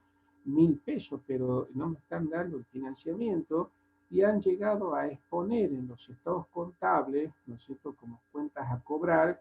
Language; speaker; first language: Spanish; native; Spanish